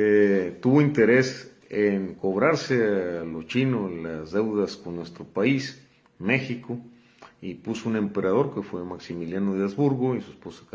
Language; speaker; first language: Spanish; native; Spanish